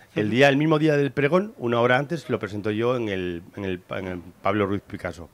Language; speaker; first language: Spanish; native; Spanish